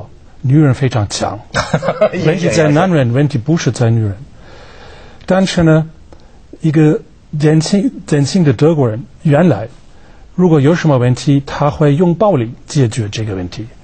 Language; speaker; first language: Chinese; non-native, fluent; German